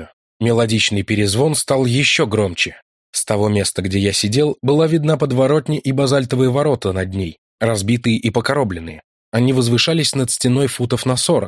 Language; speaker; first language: Russian; native; Russian